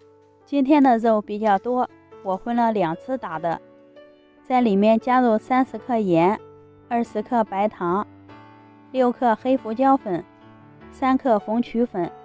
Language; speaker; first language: Chinese; native; Chinese